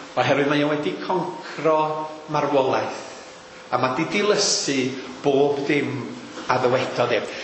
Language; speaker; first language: Welsh; native; Welsh